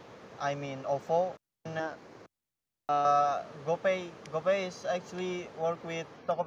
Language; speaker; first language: English; non-native, learner; Indonesian